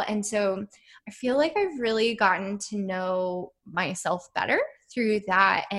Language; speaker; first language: English; native; English